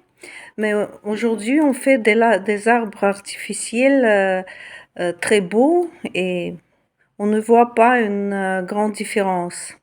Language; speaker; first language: French; non-native, fluent; Russian